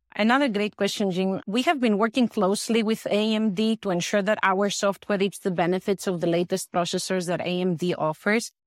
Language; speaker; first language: English; non-native, fluent; Greek